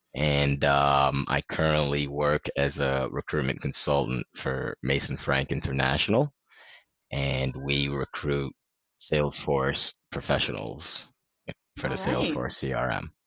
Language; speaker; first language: English; early bilingual, other home language; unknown